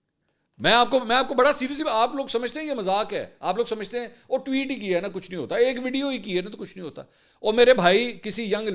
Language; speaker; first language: Urdu; native; Urdu